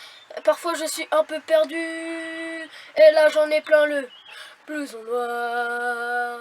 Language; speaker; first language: French; native; French